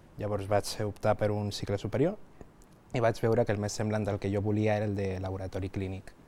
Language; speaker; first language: Catalan; non-native, local second language; Spanish